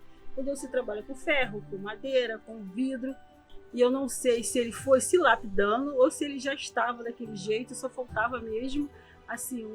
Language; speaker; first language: Portuguese; native; Portuguese